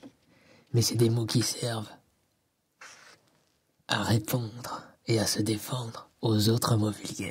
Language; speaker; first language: French; native; French